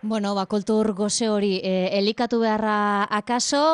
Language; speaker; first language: Basque; native; Basque